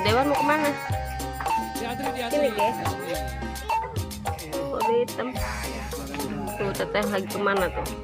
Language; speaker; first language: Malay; non-native, local second language; Sundanese